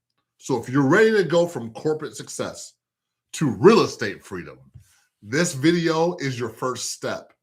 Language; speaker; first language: English; native; English